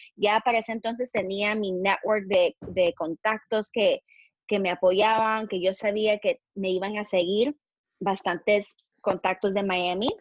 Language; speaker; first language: Spanish; early bilingual, heritage; Spanish